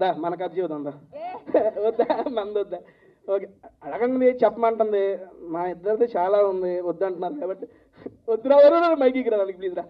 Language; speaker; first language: Telugu; native; Telugu